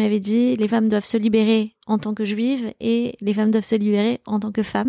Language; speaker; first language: French; native; French